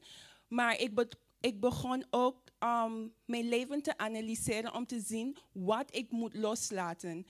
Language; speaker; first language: Dutch; non-native, fluent; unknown